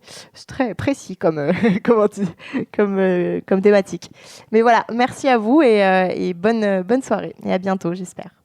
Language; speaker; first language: French; native; French